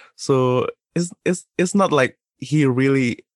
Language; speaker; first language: English; non-native, fluent; Indonesian